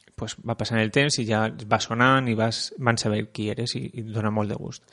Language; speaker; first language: Catalan; non-native, local second language; Spanish